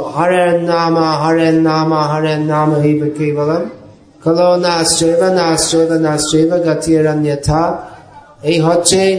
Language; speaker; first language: Bangla; non-native, fluent; English